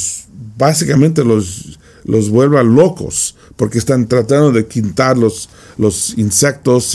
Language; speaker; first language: Spanish; non-native, fluent; English